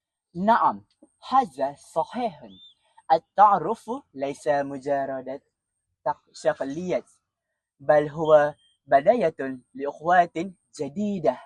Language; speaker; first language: Arabic; non-native, learner; Malay